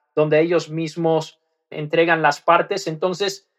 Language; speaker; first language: Spanish; non-native, fluent; Dutch